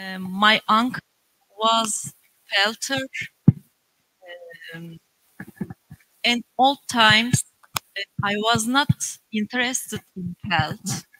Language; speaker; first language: English; non-native, learner; Turkish